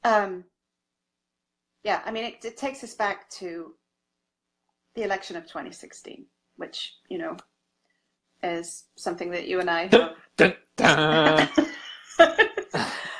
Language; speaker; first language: English; native; English